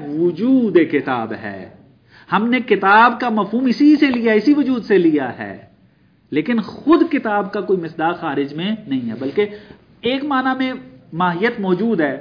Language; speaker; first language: Urdu; non-native, local second language; Punjabi